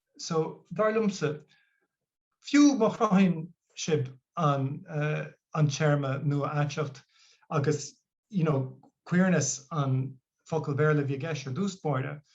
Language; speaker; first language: Irish; non-native, local second language; English